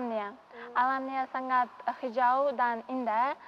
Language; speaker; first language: Indonesian; non-native, learner; Uzbek